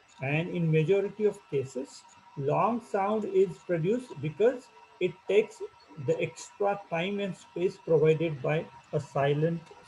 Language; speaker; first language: English; non-native, local second language; Marathi